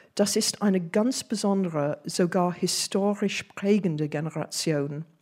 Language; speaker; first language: German; non-native, fluent; English